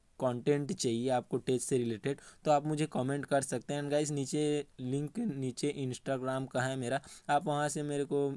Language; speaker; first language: Hindi; native; Hindi